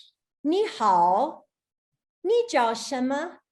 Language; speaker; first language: Chinese; non-native, learner; Spanish